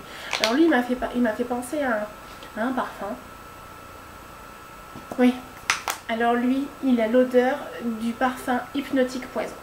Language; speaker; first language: French; native; French